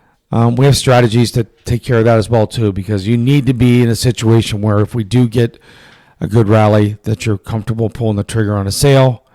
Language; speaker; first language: English; native; English